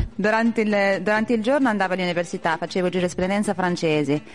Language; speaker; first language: Italian; non-native, fluent; Arabic